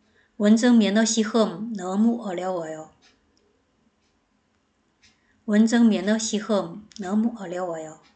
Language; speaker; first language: Korean; non-native, fluent; Chinese